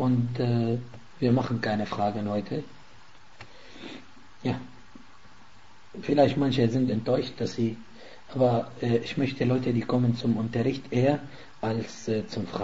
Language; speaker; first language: German; non-native, fluent; Arabic